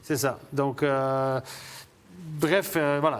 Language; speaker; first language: French; native; French